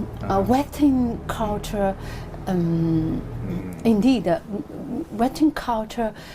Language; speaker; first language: English; non-native, learner; Chinese